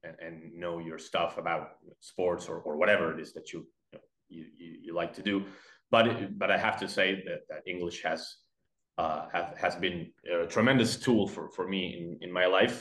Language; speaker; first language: English; non-native, fluent; Spanish